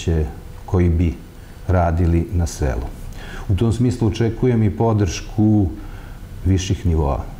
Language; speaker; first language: Serbian; native; Serbian